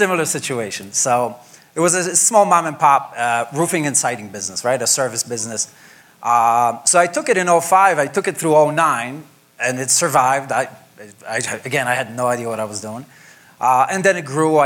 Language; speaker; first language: English; non-native, fluent; Polish